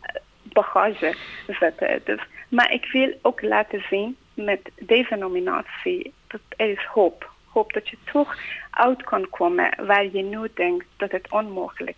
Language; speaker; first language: Dutch; non-native, learner; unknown